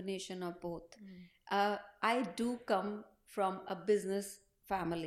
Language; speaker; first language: English; non-native, local second language; Hindi